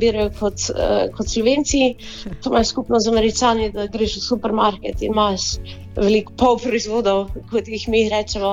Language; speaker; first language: Slovenian; early bilingual, heritage; Slovenian